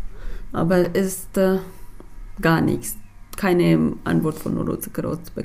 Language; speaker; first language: German; non-native, learner; Persian